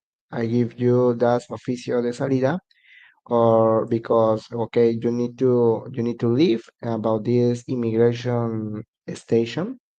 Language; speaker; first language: English; non-native, learner; Spanish